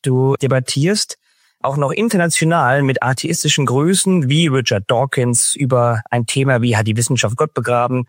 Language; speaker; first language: German; native; German